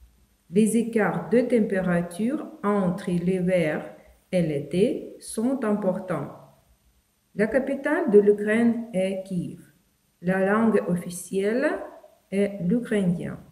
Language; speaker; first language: French; non-native, fluent; Ukrainian